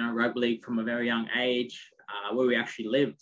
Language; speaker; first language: English; non-native, local second language; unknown